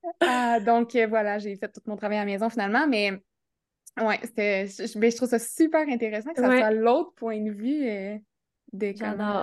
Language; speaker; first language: French; native; French